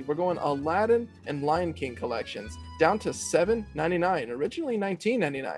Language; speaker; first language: English; native; English